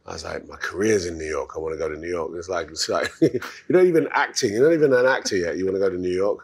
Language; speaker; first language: English; native; English